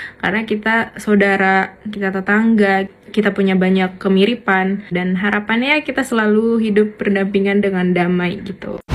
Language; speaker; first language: Indonesian; native; Indonesian